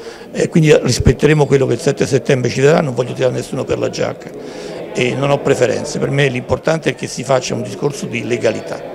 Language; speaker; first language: Italian; native; Italian